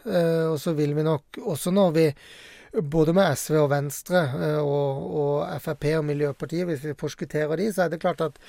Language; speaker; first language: Norwegian; native; Norwegian